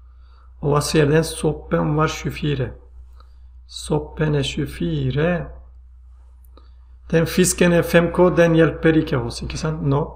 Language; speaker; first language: Swedish; non-native, fluent; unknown